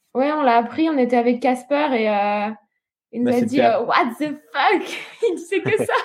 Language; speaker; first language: French; native; French